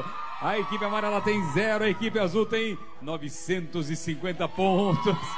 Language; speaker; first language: Portuguese; native; Portuguese